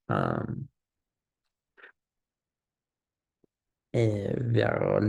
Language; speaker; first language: French; non-native, learner; English